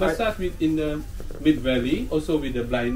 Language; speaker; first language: English; non-native, local second language; Malay